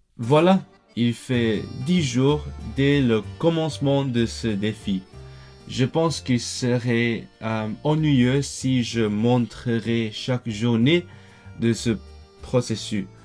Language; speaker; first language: French; non-native, fluent; Cantonese